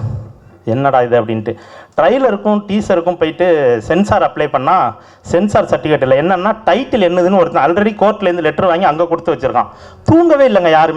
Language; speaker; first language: Tamil; native; Tamil